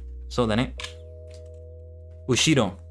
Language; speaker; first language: Japanese; non-native, learner; English